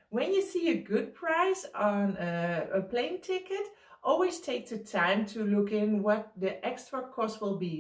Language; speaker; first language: English; non-native, fluent; Dutch